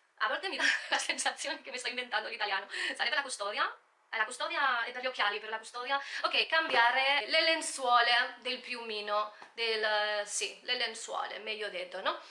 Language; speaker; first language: Italian; non-native, fluent; Spanish